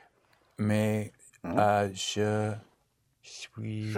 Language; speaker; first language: French; non-native, learner; English